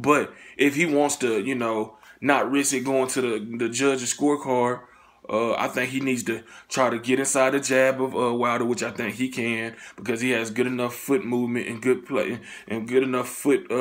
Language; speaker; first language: English; native; English